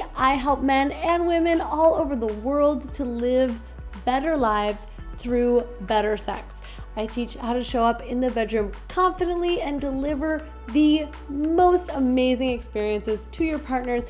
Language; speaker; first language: English; native; English